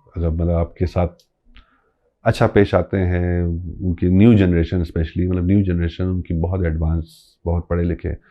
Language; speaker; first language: Urdu; non-native, local second language; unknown